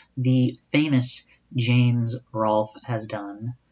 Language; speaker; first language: English; native; English